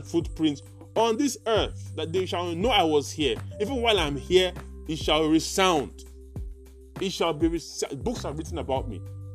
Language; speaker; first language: English; non-native, local second language; Yoruba